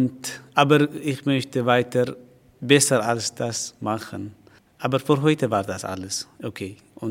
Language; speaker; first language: German; non-native, learner; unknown